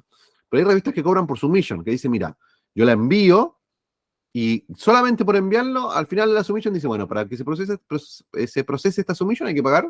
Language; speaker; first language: Spanish; native; Spanish